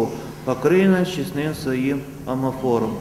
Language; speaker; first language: Russian; native; Russian